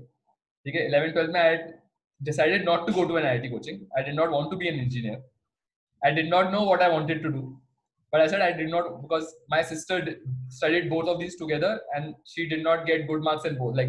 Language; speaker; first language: English; non-native, local second language; Hindi